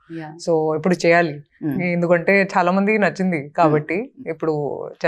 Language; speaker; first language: Telugu; non-native, fluent; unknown